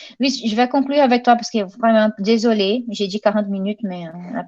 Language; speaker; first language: French; non-native, fluent; Portuguese